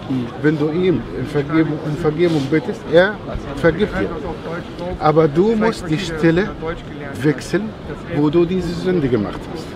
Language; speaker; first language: German; non-native, fluent; Arabic